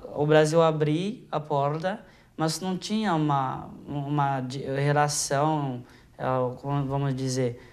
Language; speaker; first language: Portuguese; non-native, fluent; Haitian Creole